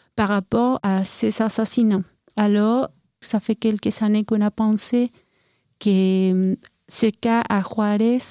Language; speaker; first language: French; non-native, fluent; Spanish